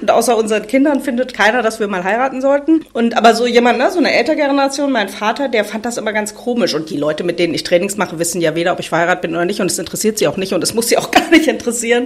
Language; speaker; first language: German; native; German